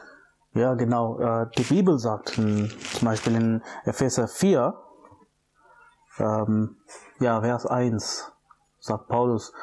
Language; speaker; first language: German; non-native, fluent; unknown